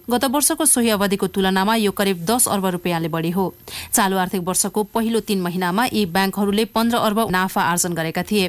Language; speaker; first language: Nepali; native; Nepali